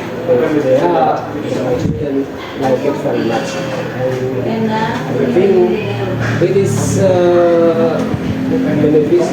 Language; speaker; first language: English; non-native, learner; Indonesian